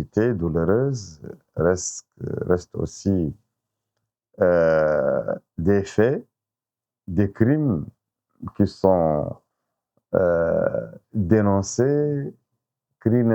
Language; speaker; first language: French; non-native, local second language; Arabic